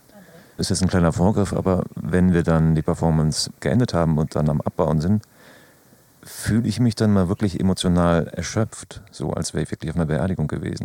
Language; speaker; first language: German; native; German